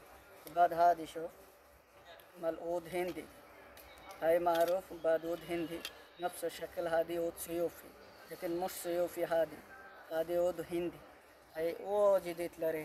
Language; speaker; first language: Arabic; non-native, learner; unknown